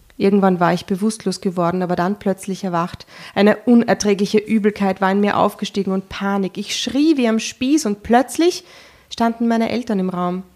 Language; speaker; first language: German; early bilingual, other home language; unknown